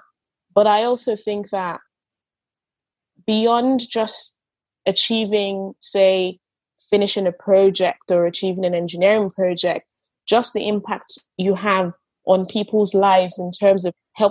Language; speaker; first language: English; non-native, local second language; Yoruba